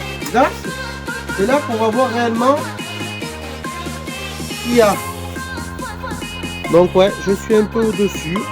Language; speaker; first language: French; native; French